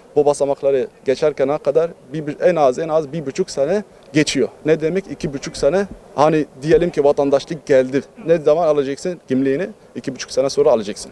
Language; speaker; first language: Turkish; non-native, fluent; Arabic